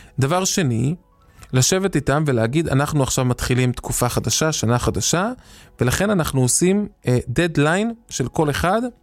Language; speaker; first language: Hebrew; native; Hebrew